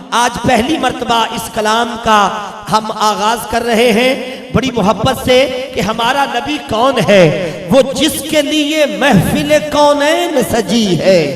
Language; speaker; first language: Urdu; non-native, local second language; Punjabi